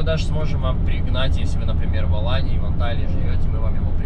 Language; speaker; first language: Russian; native; Russian